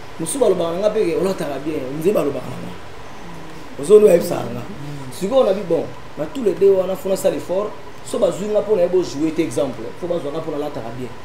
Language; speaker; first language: Lingala; native; Lingala